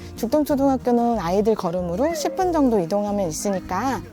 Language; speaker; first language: Korean; native; Korean